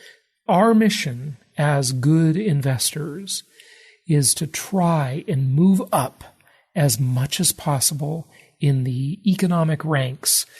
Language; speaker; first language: English; native; English